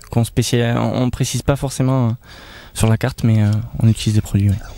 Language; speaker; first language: French; native; French